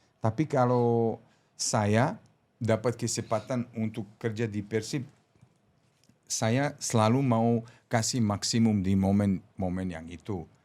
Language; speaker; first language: Indonesian; non-native, fluent; Serbian